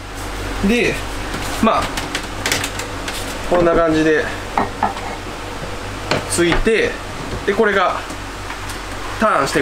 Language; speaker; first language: Japanese; native; Japanese